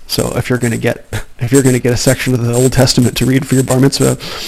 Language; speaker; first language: English; native; English